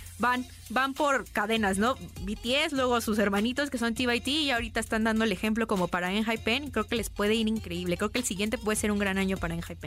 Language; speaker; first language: Spanish; native; Spanish